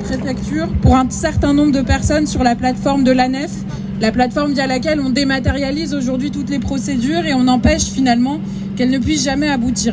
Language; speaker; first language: French; native; French